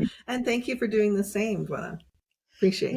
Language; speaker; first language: English; native; English